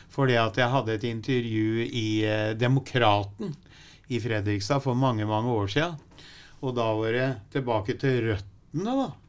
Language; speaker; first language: Norwegian; native; Norwegian